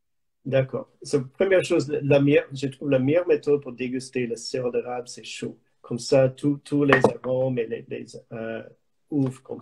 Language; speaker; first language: French; non-native, learner; English